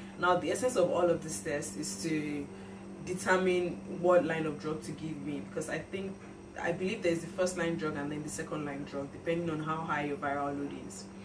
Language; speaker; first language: English; non-native, local second language; Yoruba